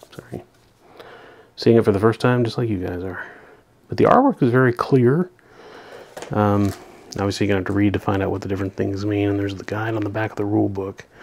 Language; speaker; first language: English; native; English